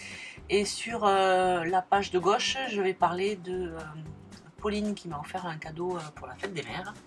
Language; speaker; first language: French; native; French